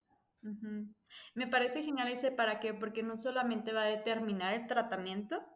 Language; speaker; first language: Spanish; native; Spanish